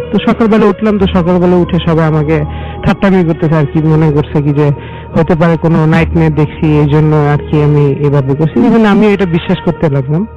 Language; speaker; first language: Bangla; early bilingual, heritage; Bangla